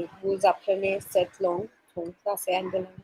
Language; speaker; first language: French; non-native, fluent; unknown